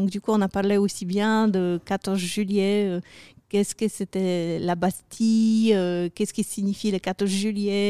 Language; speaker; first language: French; non-native, fluent; Polish